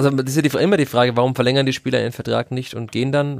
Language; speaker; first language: German; native; German